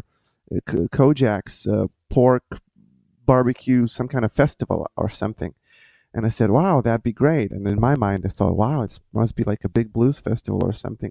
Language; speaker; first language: English; non-native, fluent; Lithuanian